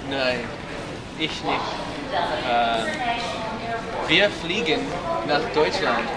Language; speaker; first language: German; non-native, learner; English